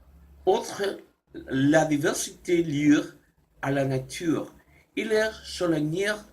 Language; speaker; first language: French; non-native, learner; Spanish